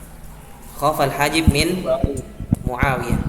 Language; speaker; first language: Arabic; non-native, fluent; Indonesian